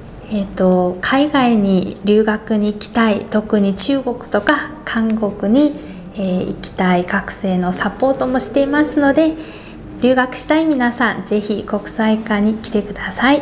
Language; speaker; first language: Japanese; non-native, fluent; Chinese